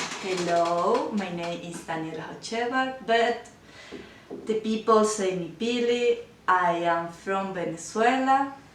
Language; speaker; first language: English; non-native, learner; Spanish